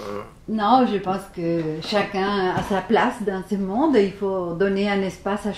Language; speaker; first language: French; non-native, fluent; Spanish